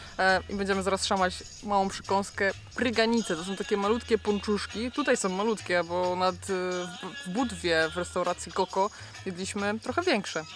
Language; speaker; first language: Polish; native; Polish